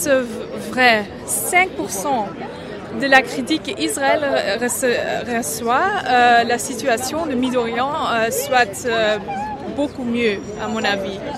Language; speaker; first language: French; non-native, fluent; Persian